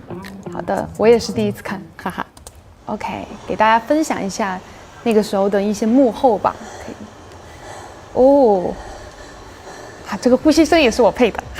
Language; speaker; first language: Chinese; native; Chinese